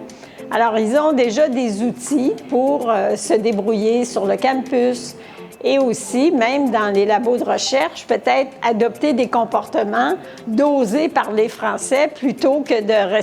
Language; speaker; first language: French; native; French